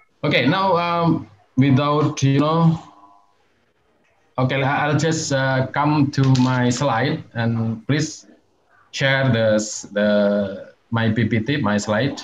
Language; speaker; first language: English; non-native, fluent; Javanese